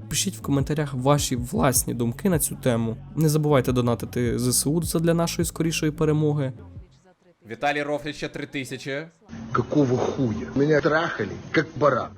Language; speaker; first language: Ukrainian; non-native, local second language; Russian